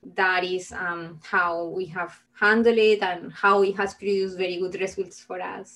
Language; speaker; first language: English; non-native, fluent; Spanish